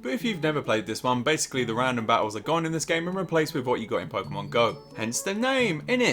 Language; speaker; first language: English; native; English